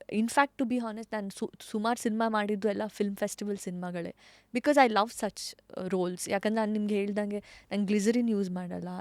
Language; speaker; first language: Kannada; non-native, local second language; Tulu